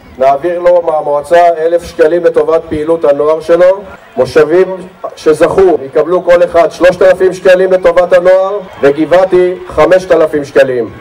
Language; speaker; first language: Hebrew; native; Hebrew